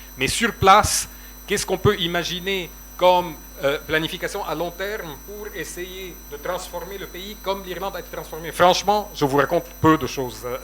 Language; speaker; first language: French; non-native, local second language; Arabic